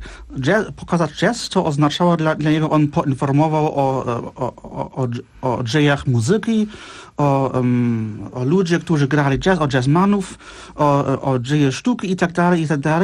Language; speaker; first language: Polish; non-native, fluent; Czech